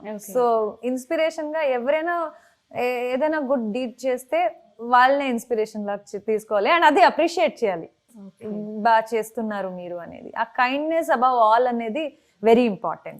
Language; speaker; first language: Telugu; non-native, fluent; Kannada